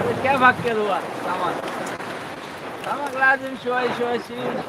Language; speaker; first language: Arabic; non-native, learner; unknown